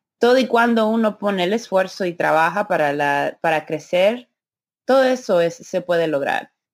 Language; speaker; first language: Spanish; early bilingual, heritage; Spanish